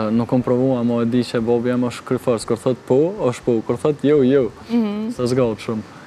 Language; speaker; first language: Albanian; early bilingual, heritage; Albanian